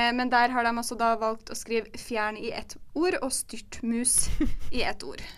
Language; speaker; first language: Norwegian; native; Norwegian